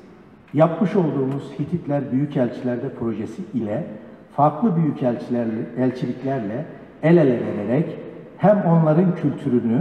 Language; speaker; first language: Turkish; native; Turkish